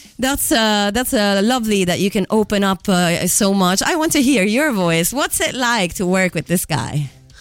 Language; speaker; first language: English; non-native, fluent; Italian